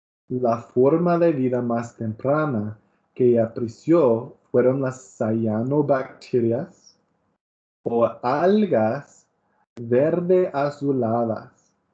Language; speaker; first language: Spanish; non-native, learner; English